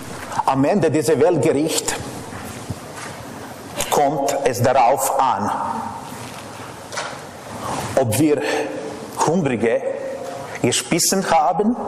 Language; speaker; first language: German; non-native, fluent; Serbian